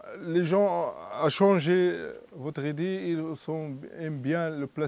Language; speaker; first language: French; non-native, learner; Arabic